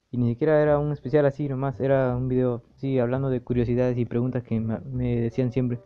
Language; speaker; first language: Spanish; native; Spanish